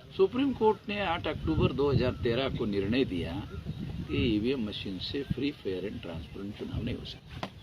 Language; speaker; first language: Hindi; non-native, local second language; Marathi